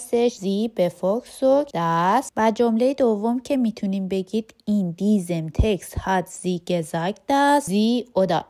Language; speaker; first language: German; non-native, fluent; Persian